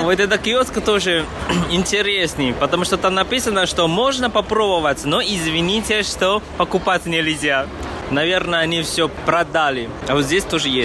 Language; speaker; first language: Russian; non-native, fluent; Chinese